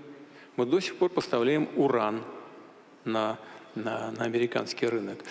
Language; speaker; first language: Russian; native; Russian